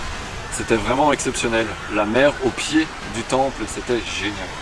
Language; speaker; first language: French; native; French